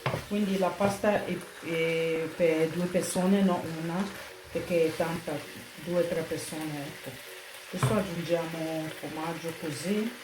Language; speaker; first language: Italian; non-native, learner; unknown